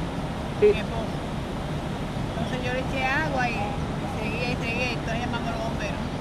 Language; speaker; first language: Spanish; native; Spanish